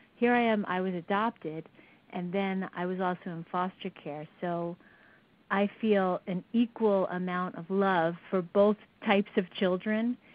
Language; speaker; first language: English; native; English